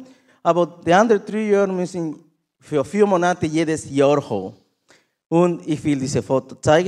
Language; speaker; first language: German; non-native, learner; Spanish